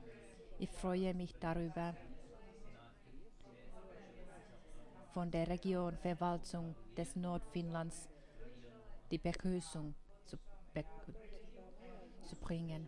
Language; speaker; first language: German; non-native, fluent; Finnish